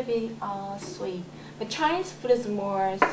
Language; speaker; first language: English; non-native, learner; Korean